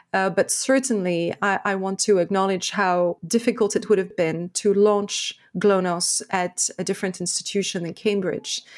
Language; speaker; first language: English; non-native, fluent; French